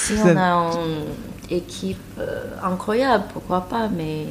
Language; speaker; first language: French; non-native, fluent; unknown